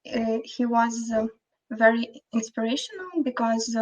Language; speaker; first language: English; non-native, fluent; Russian